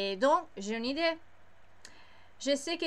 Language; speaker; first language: French; non-native, learner; English